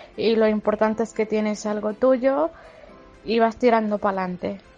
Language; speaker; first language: Spanish; native; Spanish